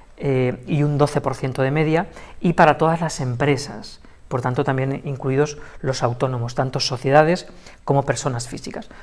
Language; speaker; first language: Spanish; native; Spanish